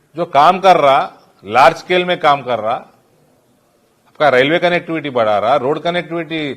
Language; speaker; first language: Hindi; non-native, local second language; Telugu